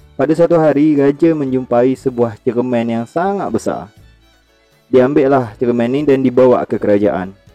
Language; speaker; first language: Malay; native; Malay